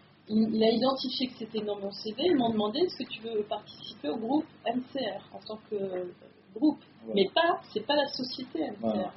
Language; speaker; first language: French; native; French